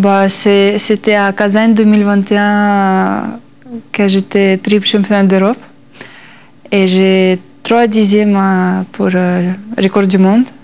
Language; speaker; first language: French; non-native, learner; Russian